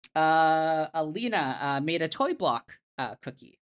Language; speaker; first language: English; non-native, local second language; Cantonese